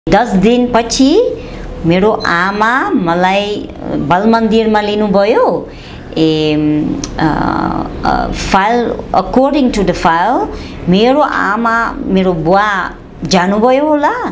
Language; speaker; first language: Nepali; non-native, learner; Dutch